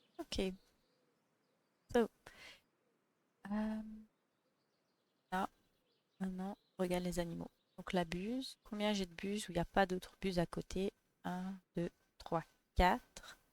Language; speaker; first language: French; native; French